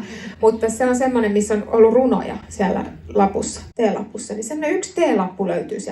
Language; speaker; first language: Finnish; native; Finnish